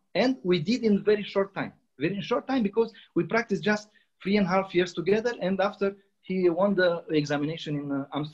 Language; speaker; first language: English; non-native, learner; Romanian